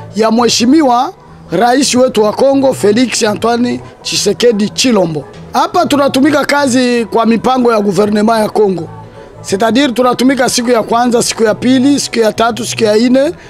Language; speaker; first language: Swahili; native; Swahili